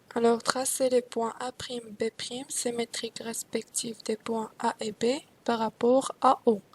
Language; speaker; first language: French; non-native, local second language; Arabic